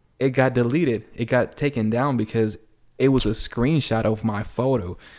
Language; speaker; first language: English; early bilingual, other home language; Spanish